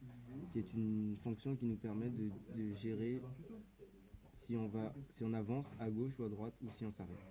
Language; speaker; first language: French; native; French